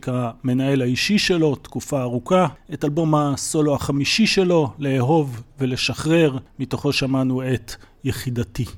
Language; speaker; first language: Hebrew; native; Hebrew